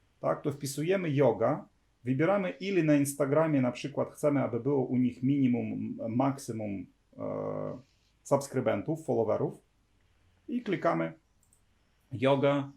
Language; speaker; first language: Polish; non-native, fluent; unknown